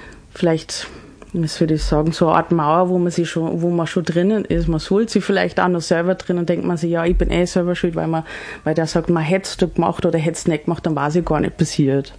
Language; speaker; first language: German; early bilingual, other home language; English